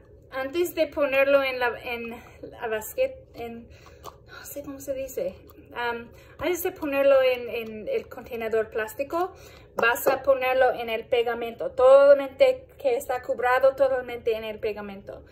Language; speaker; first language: Spanish; non-native, fluent; English